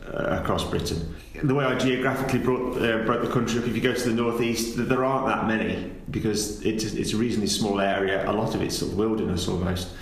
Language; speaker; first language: English; native; English